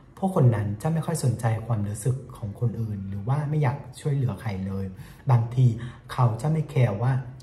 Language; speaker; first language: Thai; non-native, fluent; Vietnamese